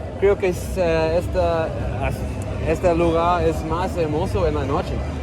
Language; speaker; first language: Spanish; non-native, learner; English